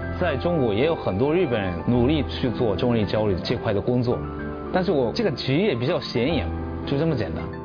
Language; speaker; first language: Chinese; non-native, fluent; Japanese